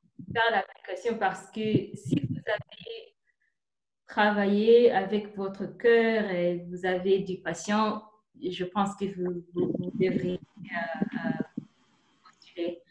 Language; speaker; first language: French; non-native, fluent; Kinyarwanda